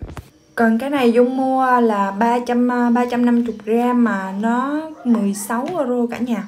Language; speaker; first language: Vietnamese; native; Vietnamese